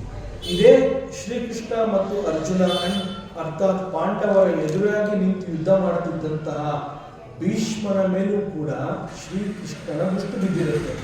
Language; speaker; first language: Kannada; native; Kannada